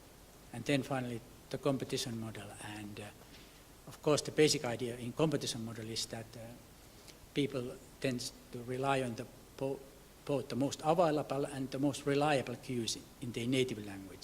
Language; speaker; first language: English; non-native, fluent; Finnish